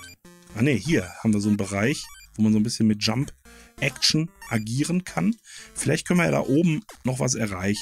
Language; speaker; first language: German; native; German